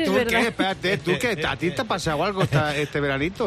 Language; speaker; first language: Spanish; native; Spanish